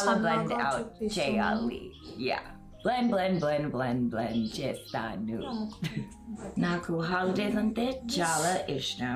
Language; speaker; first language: Telugu; early bilingual, heritage; Telugu